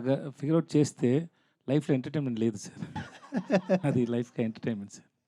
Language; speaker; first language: Telugu; non-native, learner; Tamil